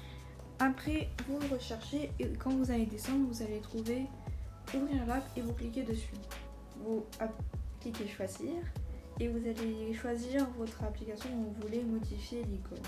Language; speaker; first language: French; native; French